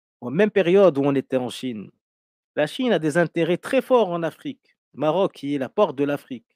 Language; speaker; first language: French; non-native, local second language; Arabic